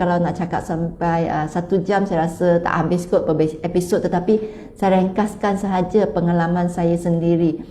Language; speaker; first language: Malay; non-native, local second language; Chinese